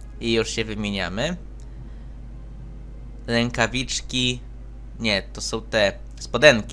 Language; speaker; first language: Polish; native; Polish